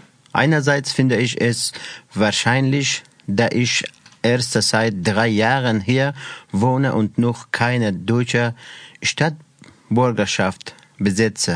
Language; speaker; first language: German; non-native, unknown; Persian